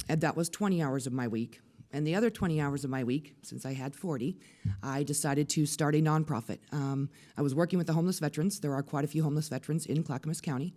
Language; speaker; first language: English; native; English